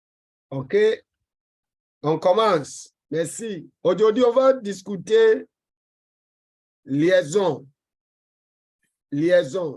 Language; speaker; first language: French; non-native, fluent; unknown